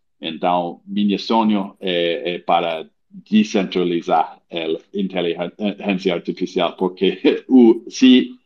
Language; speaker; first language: Portuguese; non-native, learner; English